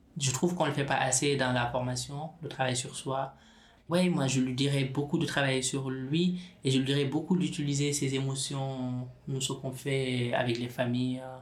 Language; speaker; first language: French; non-native, local second language; Wolof